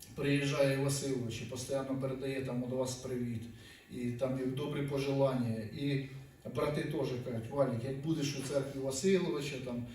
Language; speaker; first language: Ukrainian; native; Ukrainian